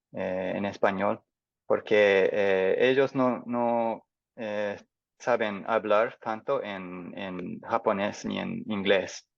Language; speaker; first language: Spanish; non-native, fluent; English